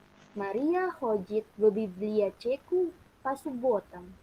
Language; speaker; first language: Russian; non-native, learner; Indonesian